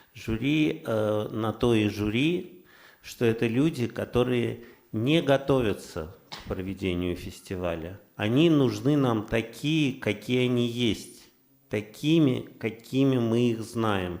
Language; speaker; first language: Russian; native; Russian